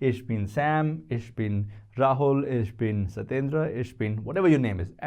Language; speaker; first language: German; non-native, fluent; Hindi